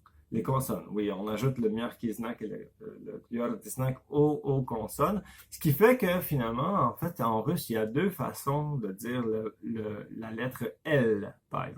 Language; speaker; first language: French; native; French